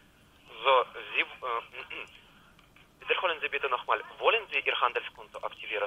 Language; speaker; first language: German; non-native, learner; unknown